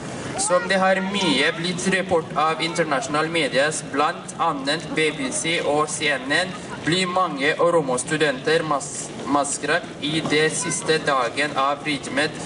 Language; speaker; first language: Norwegian; non-native, fluent; Oromo